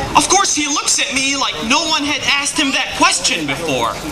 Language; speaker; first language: English; non-native, fluent; Arabic